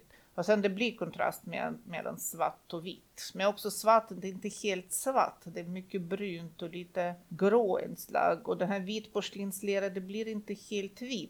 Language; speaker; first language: Swedish; non-native, fluent; Russian